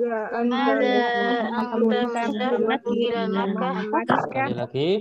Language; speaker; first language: Arabic; non-native, learner; Indonesian